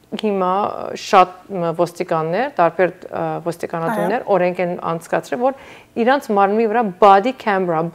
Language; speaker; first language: Armenian; early bilingual, heritage; Armenian